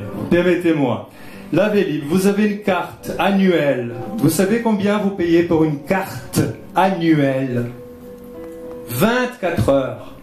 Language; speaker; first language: French; non-native, fluent; Portuguese